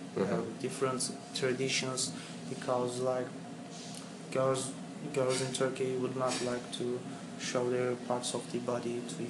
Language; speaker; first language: English; non-native, fluent; Turkish